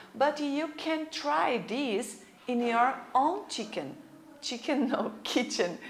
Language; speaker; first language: English; non-native, fluent; Portuguese